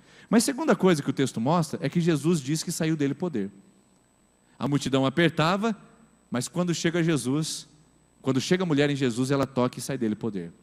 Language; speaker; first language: Portuguese; native; Portuguese